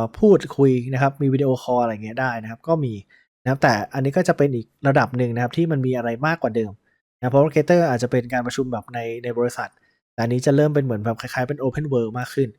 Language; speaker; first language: Thai; native; Thai